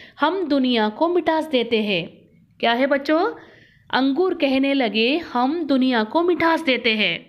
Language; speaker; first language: Hindi; non-native, local second language; Kannada